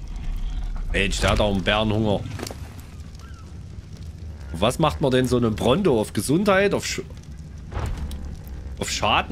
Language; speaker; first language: German; native; German